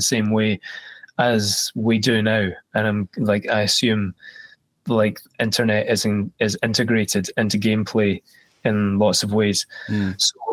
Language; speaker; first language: English; native; English